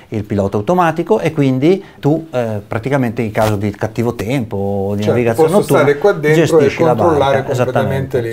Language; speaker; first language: Italian; native; Italian